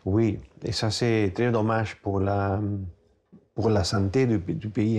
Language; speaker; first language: French; non-native, fluent; Spanish